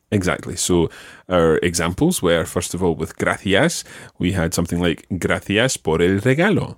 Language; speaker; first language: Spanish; non-native, fluent; English